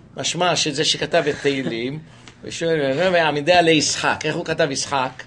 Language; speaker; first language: Hebrew; native; Hebrew